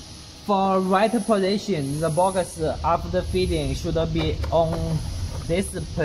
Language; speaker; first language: English; non-native, learner; Chinese